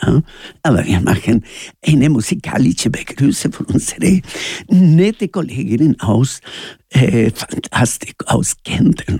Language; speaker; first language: German; non-native, learner; Spanish